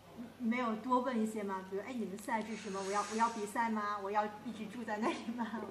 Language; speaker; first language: Chinese; native; Chinese